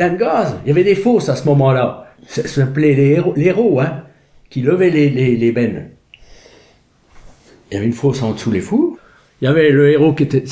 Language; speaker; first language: French; native; French